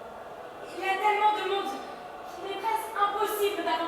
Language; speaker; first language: French; native; French